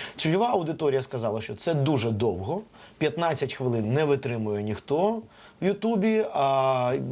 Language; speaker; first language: Ukrainian; non-native, local second language; Russian